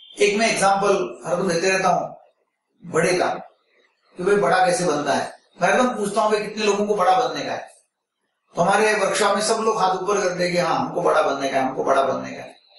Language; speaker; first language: Hindi; non-native, local second language; Marathi